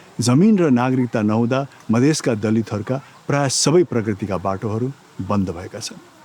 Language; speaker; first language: Nepali; native; Nepali